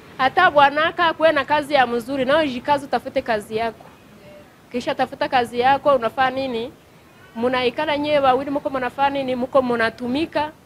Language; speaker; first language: Swahili; non-native, local second language; Kinyarwanda